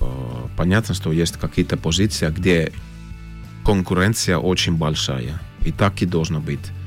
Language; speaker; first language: Russian; non-native, learner; Finnish